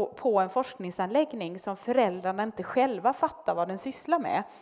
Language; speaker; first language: Swedish; native; Swedish